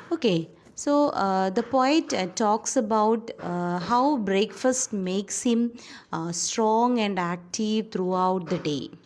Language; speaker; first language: English; non-native, local second language; Malayalam